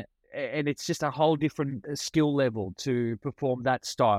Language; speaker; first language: English; non-native, local second language; Italian